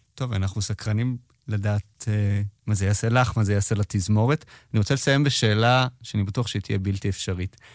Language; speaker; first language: Hebrew; native; Hebrew